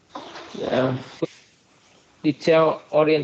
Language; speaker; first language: English; non-native, learner; Vietnamese